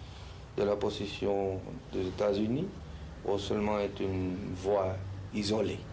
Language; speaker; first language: French; non-native, fluent; Spanish